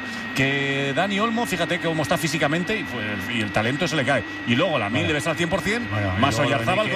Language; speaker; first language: Spanish; native; Spanish